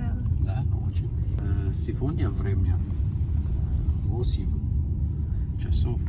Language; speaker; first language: Russian; non-native, learner; English